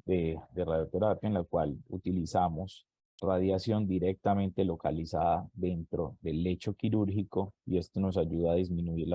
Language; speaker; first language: Spanish; native; Spanish